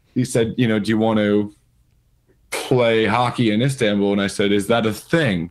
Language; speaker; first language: English; native; English